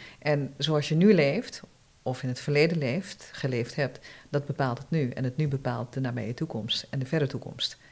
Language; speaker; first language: Dutch; early bilingual, other home language; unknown